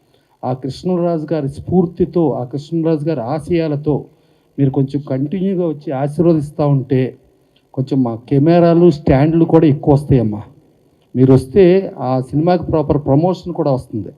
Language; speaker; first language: Telugu; native; Telugu